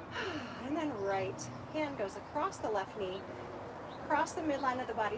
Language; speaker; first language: English; native; English